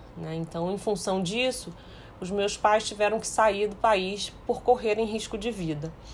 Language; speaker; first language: Portuguese; early bilingual, heritage; Portuguese